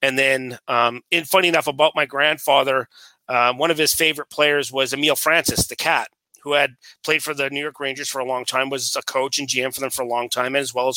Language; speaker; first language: English; native; English